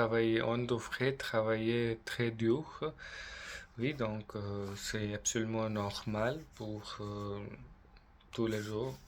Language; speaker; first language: French; non-native, learner; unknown